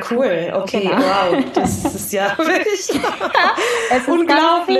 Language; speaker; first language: German; native; German